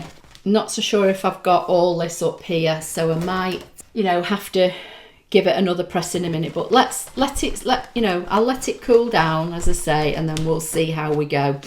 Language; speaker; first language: English; native; English